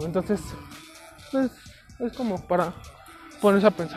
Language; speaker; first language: Spanish; native; Spanish